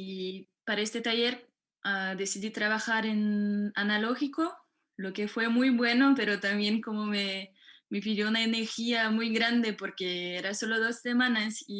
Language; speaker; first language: Spanish; non-native, fluent; French